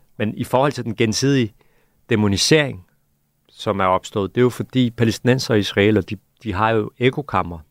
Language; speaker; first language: Danish; early bilingual, other home language; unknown